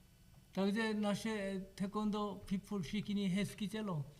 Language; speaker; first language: Czech; non-native, learner; Korean